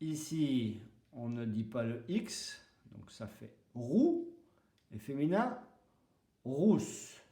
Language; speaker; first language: French; non-native, fluent; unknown